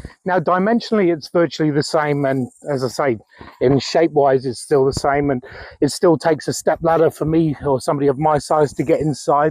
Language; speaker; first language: English; native; English